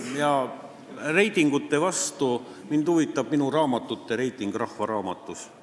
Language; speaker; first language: Estonian; non-native, local second language; Russian